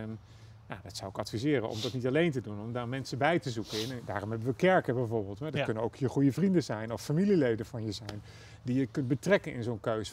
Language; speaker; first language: Dutch; native; Dutch